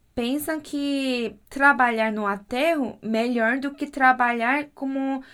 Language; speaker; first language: Portuguese; non-native, fluent; Korean